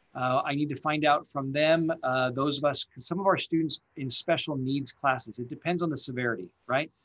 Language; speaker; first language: English; native; English